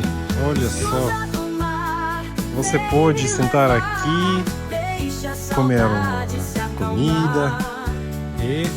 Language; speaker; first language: Portuguese; non-native, learner; Russian